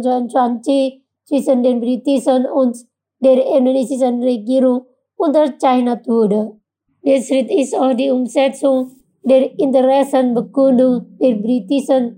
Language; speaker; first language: German; non-native, fluent; Indonesian